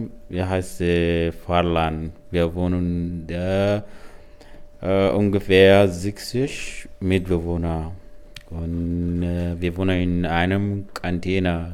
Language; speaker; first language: German; non-native, learner; Arabic